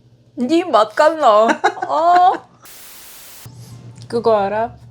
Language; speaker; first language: Korean; non-native, fluent; Russian